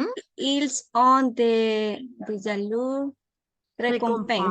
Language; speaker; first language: French; non-native, learner; Spanish